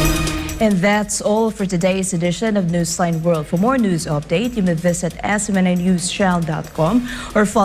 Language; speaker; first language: English; non-native, local second language; Filipino